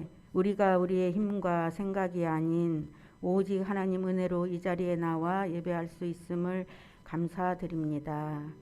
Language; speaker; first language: Korean; native; Korean